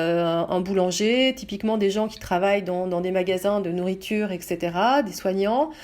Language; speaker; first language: French; native; French